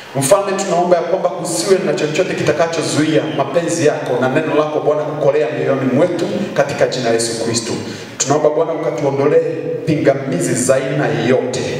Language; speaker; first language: Swahili; non-native, local second language; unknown